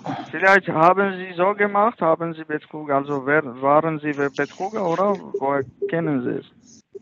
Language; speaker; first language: German; non-native, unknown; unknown